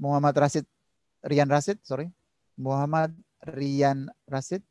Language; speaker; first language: English; non-native, learner; Indonesian